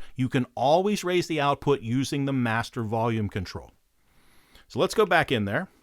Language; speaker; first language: English; native; English